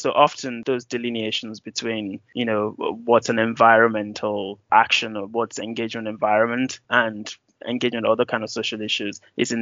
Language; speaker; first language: English; non-native, local second language; Yoruba